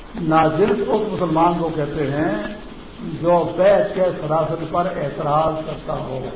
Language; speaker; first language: Urdu; non-native, local second language; Pashto